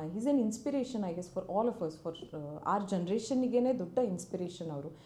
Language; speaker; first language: Kannada; native; Kannada